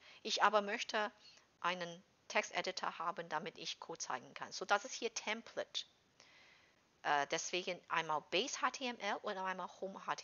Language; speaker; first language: German; non-native, fluent; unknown